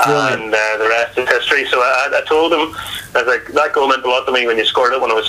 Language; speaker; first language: English; native; English